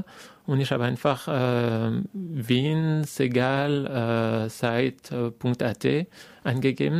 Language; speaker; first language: German; non-native, fluent; French